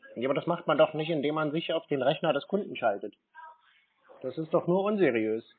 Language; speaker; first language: German; native; German